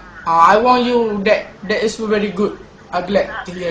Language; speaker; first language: English; non-native, learner; Malay